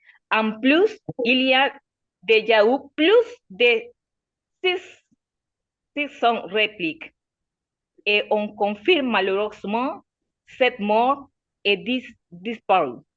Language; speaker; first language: French; non-native, learner; Spanish